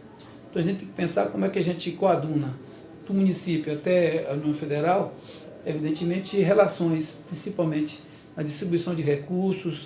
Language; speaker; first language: Portuguese; native; Portuguese